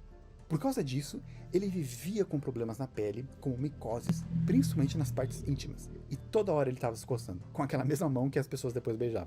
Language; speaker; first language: Portuguese; native; Portuguese